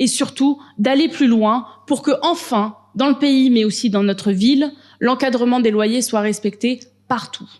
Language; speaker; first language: French; native; French